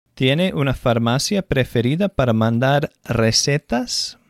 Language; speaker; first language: Spanish; non-native, fluent; English